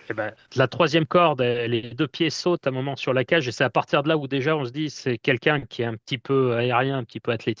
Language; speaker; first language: French; native; French